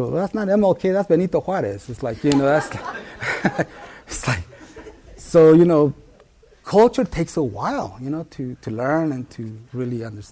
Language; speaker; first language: English; early bilingual, other home language; Spanish